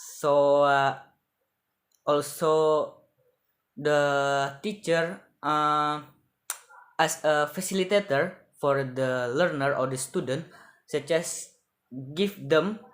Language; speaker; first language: English; non-native, learner; Indonesian